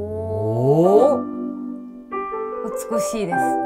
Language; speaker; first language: Japanese; native; Japanese